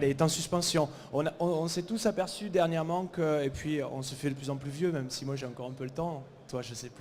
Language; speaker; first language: French; native; French